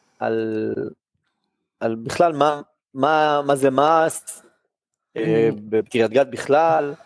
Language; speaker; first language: Hebrew; native; Hebrew